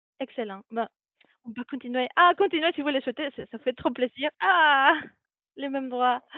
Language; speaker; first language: French; non-native, fluent; Spanish